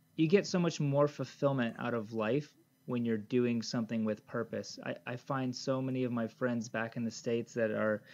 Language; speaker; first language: English; native; English